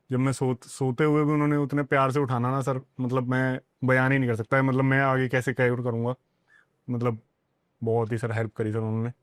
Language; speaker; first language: Hindi; non-native, local second language; Punjabi